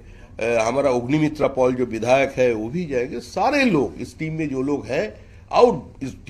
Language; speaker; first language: Hindi; non-native, local second language; Bangla